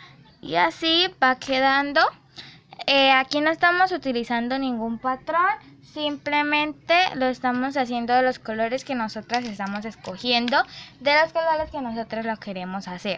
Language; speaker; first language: Spanish; native; Spanish